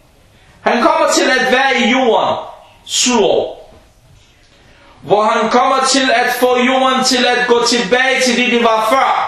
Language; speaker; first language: Danish; early bilingual, other home language; Arabic